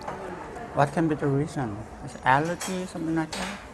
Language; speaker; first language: English; non-native, fluent; Korean